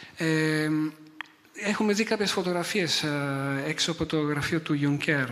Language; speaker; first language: Greek; non-native, fluent; Italian